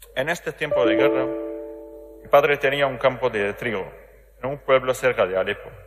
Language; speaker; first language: Spanish; non-native, learner; Arabic